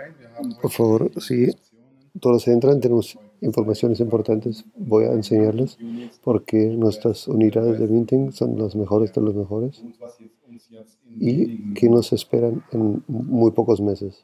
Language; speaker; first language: Spanish; non-native, fluent; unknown